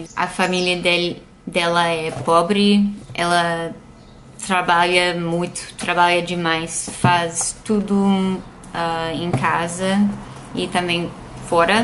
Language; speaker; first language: Portuguese; non-native, fluent; English